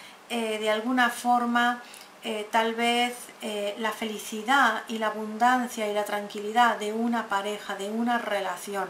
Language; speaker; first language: Spanish; native; Spanish